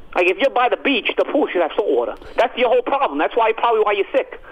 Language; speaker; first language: English; early bilingual, other home language; Italian